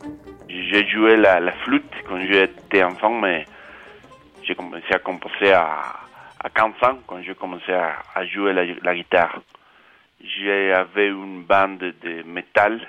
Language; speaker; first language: French; non-native, fluent; Spanish